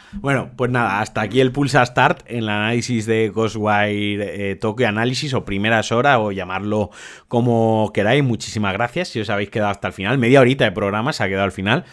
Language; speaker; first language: Spanish; native; Spanish